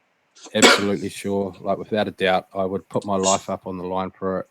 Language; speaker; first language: English; native; English